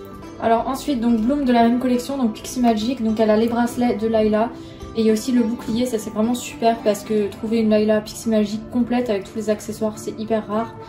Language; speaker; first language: French; native; French